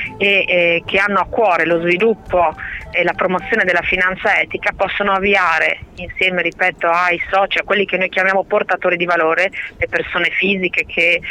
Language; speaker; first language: Italian; native; Italian